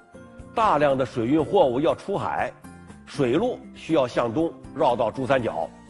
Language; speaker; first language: Chinese; native; Chinese